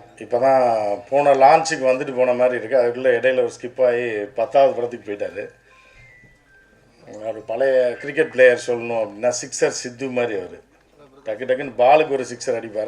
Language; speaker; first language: Tamil; native; Tamil